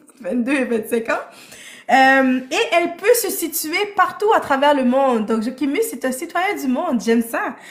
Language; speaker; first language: French; early bilingual, other home language; Haitian Creole